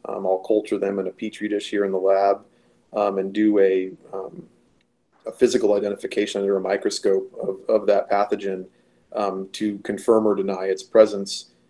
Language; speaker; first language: English; native; English